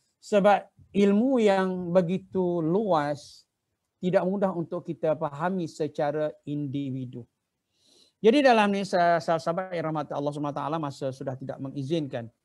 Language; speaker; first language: Malay; native; Malay